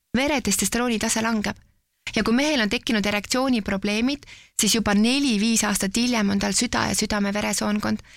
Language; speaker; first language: Estonian; native; Estonian